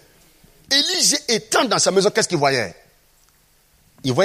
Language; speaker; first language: French; non-native, local second language; Mossi